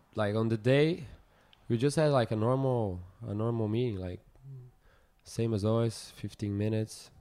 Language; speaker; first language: English; non-native, fluent; Portuguese